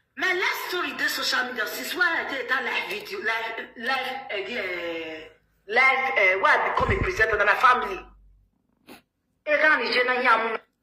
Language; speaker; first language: Nigerian Pidgin; native; Nigerian Pidgin